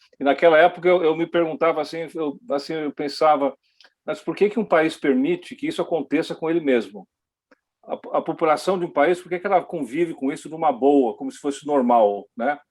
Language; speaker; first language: Portuguese; early bilingual, other home language; Dutch